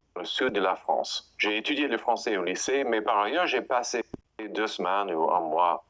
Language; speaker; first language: French; non-native, fluent; English